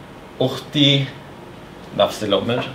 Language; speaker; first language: Arabic; non-native, learner; Norwegian